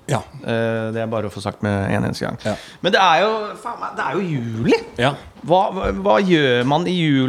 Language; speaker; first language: Norwegian; native; Norwegian